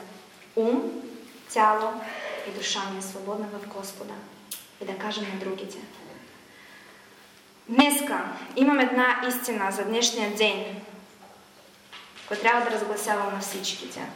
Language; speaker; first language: Bulgarian; non-native, fluent; Russian